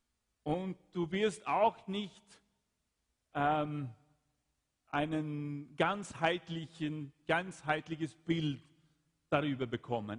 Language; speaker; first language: German; non-native, fluent; Swedish